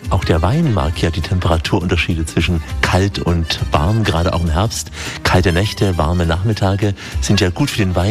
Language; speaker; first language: German; native; German